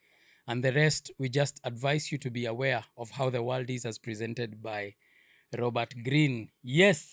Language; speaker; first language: English; non-native, local second language; Swahili